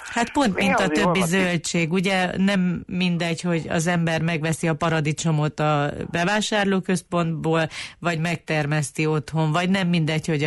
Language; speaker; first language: Hungarian; native; Hungarian